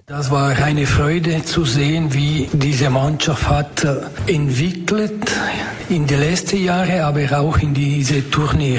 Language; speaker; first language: German; non-native, fluent; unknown